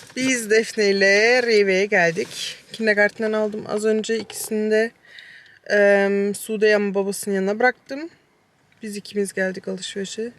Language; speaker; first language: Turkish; early bilingual, heritage; Turkish